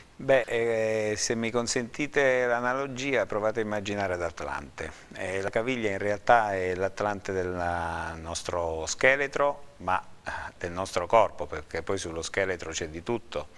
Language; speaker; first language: Italian; native; Italian